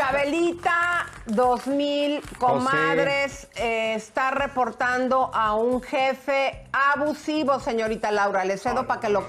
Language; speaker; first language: Spanish; native; Spanish